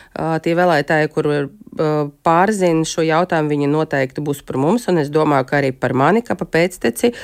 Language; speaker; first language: Latvian; non-native, local second language; Russian